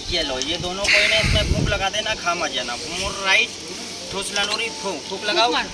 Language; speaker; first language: Hindi; native; Hindi